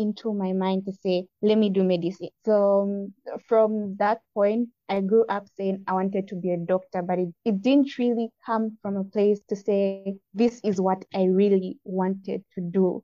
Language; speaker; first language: English; non-native, local second language; Bemba